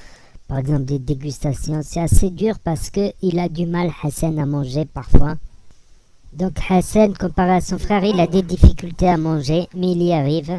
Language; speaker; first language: French; native; French